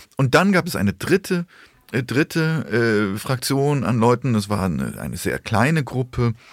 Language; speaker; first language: German; early bilingual, other home language; Polish